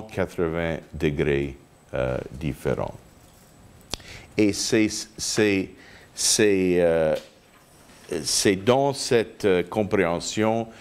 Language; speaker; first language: French; non-native, fluent; English